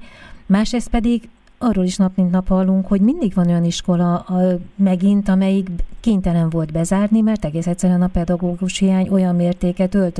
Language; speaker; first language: Hungarian; native; Hungarian